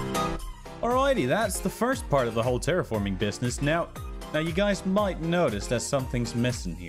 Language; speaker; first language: English; native; English